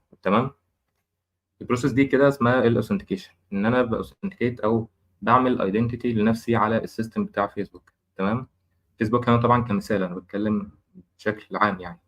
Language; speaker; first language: Arabic; native; Arabic